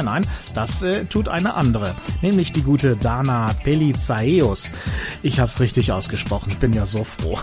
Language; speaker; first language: German; native; German